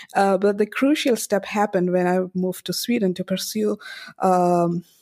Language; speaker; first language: English; non-native, local second language; Malayalam